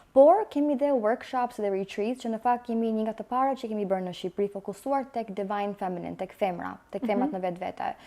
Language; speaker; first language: Albanian; early bilingual, heritage; Albanian